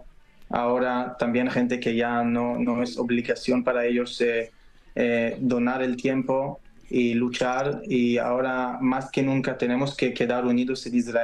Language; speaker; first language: Spanish; non-native, fluent; Hebrew